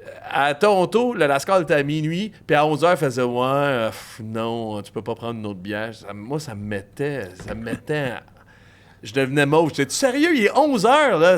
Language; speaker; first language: French; native; French